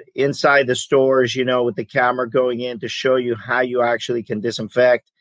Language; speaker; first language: English; early bilingual, other home language; Greek